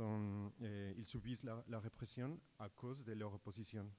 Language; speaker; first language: French; non-native, fluent; Spanish